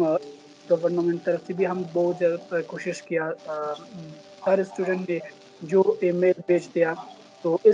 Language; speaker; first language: Hindi; non-native, learner; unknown